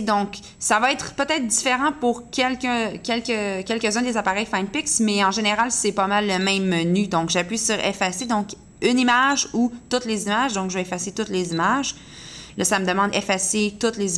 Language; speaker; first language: French; native; French